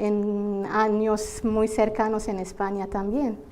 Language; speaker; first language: Spanish; non-native, fluent; Arabic